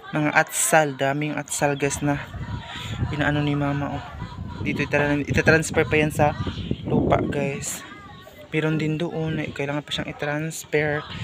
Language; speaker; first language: Filipino; non-native, local second language; Cebuano